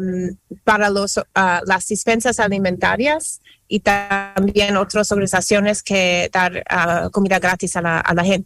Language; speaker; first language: Spanish; non-native, fluent; English